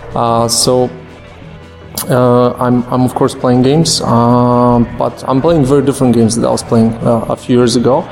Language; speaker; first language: English; non-native, fluent; Polish